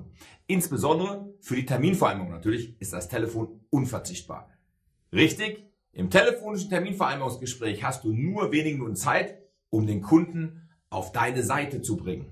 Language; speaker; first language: German; native; German